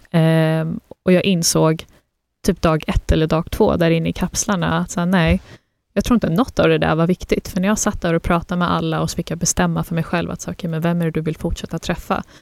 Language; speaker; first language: Swedish; early bilingual, other home language; Persian